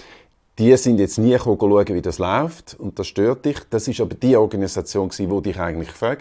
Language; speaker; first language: German; native; German